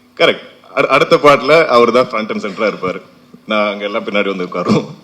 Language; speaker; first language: Tamil; non-native, fluent; Malayalam